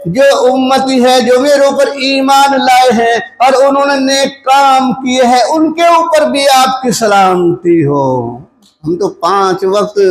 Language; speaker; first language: Urdu; non-native, local second language; Punjabi